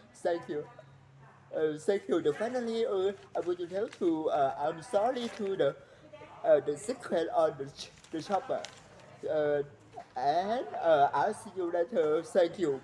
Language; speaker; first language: English; non-native, learner; Thai